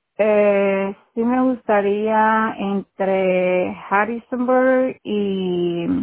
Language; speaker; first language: Spanish; native; Spanish